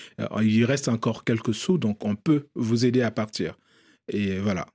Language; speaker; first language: French; non-native, local second language; Bambara